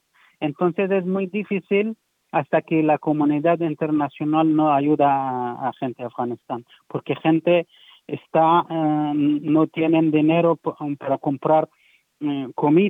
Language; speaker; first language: Spanish; non-native, learner; Persian